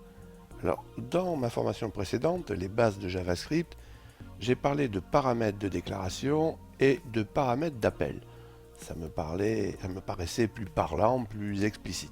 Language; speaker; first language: French; native; French